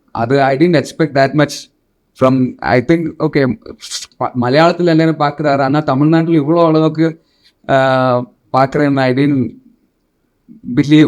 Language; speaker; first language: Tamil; non-native, local second language; Malayalam